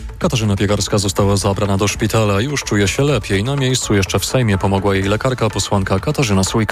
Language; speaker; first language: Polish; native; Polish